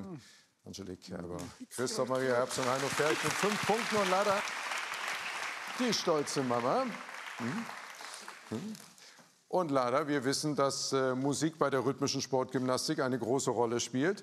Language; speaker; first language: German; native; German